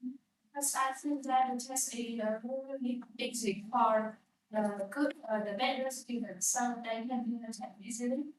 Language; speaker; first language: English; non-native, learner; Vietnamese